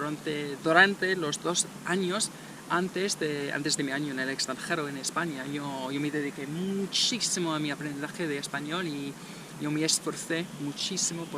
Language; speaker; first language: Spanish; non-native, fluent; English